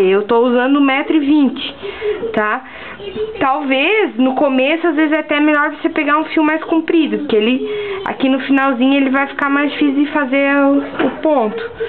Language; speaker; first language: Portuguese; native; Portuguese